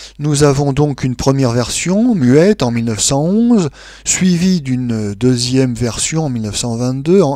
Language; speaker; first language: French; native; French